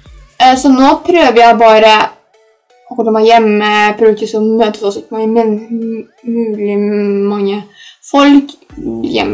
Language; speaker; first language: Norwegian; early bilingual, other home language; Polish